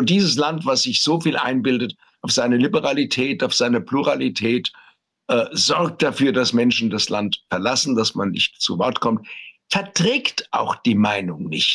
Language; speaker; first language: German; native; German